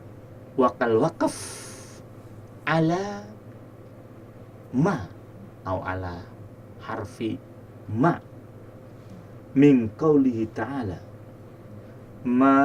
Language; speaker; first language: Arabic; non-native, fluent; Indonesian